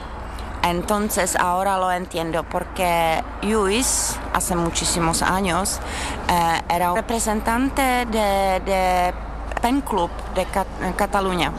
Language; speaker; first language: Spanish; non-native, learner; Czech